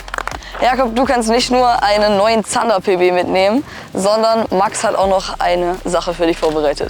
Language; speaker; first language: German; native; German